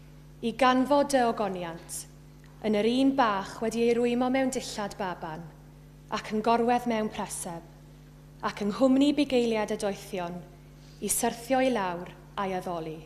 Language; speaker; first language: Welsh; native; Welsh